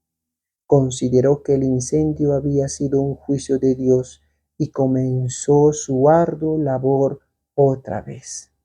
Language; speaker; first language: Spanish; native; Spanish